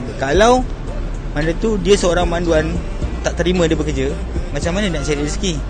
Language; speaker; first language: Malay; native; Malay